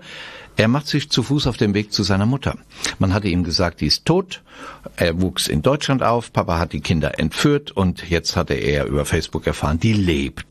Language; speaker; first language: German; native; German